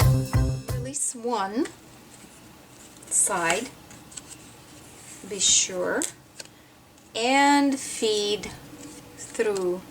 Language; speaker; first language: English; non-native, fluent; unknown